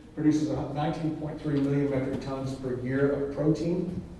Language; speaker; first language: English; native; English